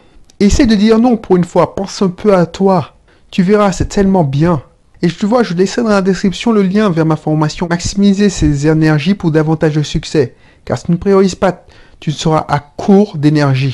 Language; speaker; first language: French; native; French